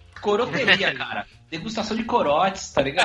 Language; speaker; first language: Portuguese; native; Portuguese